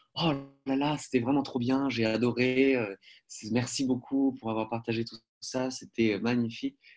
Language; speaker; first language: French; native; French